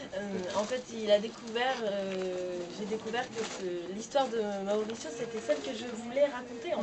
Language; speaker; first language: French; non-native, fluent; Portuguese